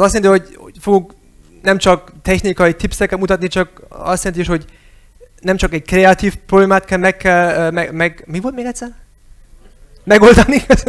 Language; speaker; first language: Hungarian; early bilingual, heritage; Hungarian